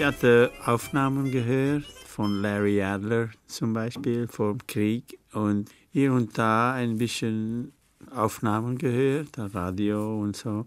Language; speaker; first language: German; non-native, fluent; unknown